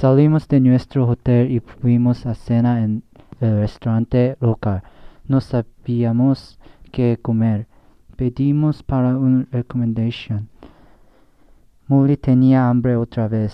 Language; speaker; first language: Spanish; non-native, learner; English